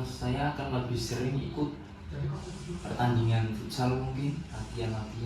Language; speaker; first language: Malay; non-native, fluent; Indonesian